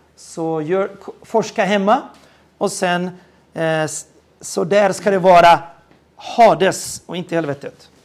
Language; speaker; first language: Swedish; non-native, fluent; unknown